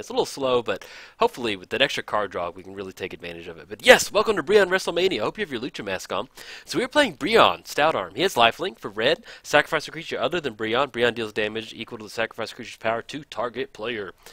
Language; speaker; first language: English; native; English